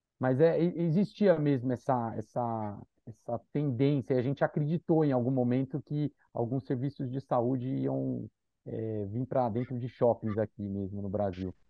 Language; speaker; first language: Portuguese; native; Portuguese